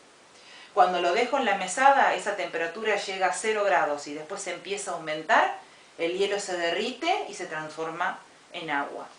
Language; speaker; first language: Spanish; native; Spanish